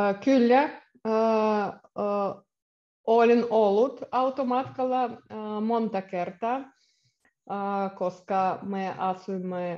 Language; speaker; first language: Finnish; non-native, learner; Russian